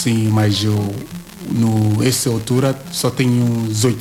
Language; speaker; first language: Portuguese; non-native, learner; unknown